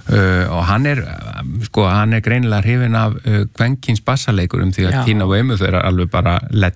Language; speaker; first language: Icelandic; native; Icelandic